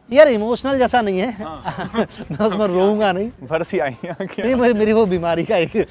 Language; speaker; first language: Hindi; native; Hindi